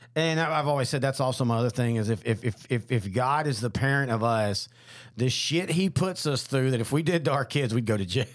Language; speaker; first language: English; native; English